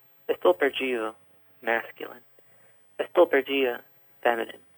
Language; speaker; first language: Portuguese; non-native, fluent; English